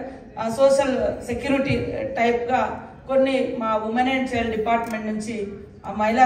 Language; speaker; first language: Telugu; native; Telugu